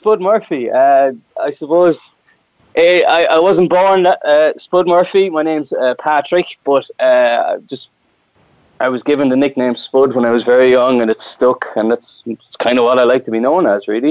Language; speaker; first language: English; native; English